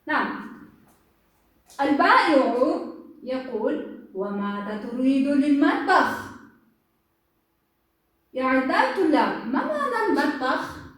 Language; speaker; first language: Arabic; non-native, fluent; Kyrgyz